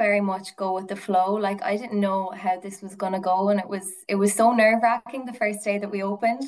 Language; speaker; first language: English; native; English